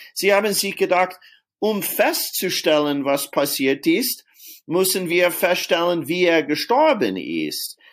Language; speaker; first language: German; non-native, fluent; English